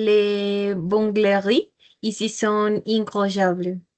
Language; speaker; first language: French; non-native, learner; Spanish